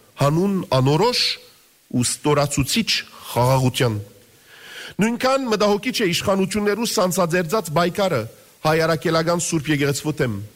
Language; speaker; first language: Armenian; early bilingual, heritage; Armenian